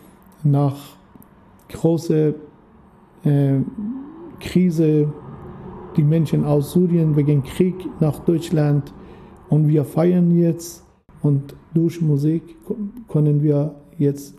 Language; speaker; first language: German; non-native, fluent; Persian